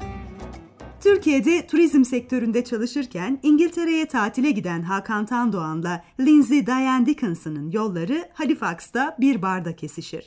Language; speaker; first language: Turkish; native; Turkish